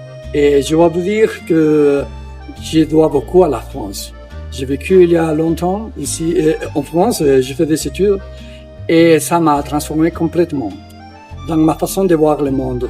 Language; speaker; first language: French; non-native, fluent; Spanish